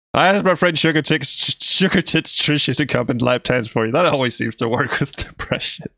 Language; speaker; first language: English; non-native, fluent; Danish